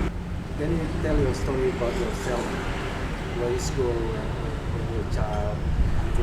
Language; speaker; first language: English; non-native, learner; Indonesian